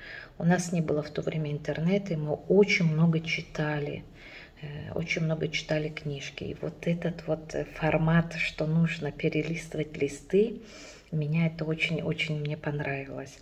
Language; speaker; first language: Russian; non-native, local second language; Yakut